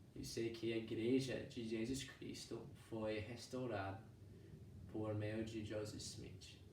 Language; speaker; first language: Portuguese; non-native, fluent; English